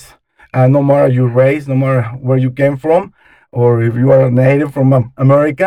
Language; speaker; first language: English; non-native, learner; Spanish